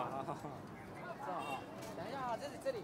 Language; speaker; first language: Chinese; native; Chinese